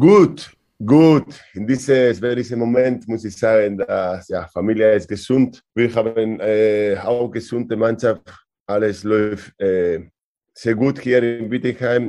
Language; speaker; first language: German; non-native, learner; Spanish